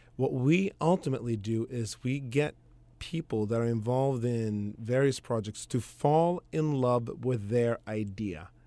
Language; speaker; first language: English; early bilingual, other home language; Swedish